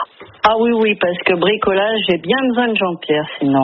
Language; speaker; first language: French; native; French